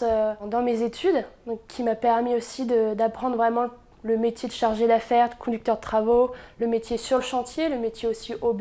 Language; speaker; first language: French; native; French